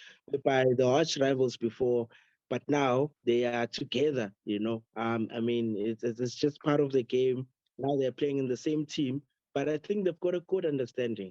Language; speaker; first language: English; non-native, local second language; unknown